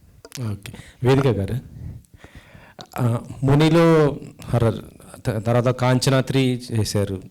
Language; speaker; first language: Telugu; native; Telugu